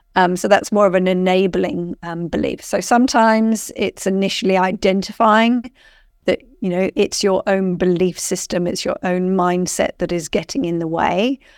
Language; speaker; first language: English; native; English